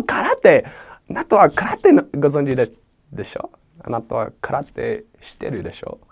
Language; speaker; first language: Japanese; non-native, learner; English